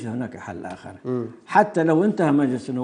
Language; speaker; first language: Arabic; native; Arabic